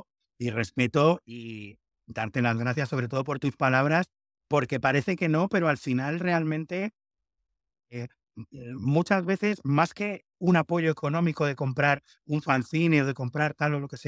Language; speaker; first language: Spanish; native; Spanish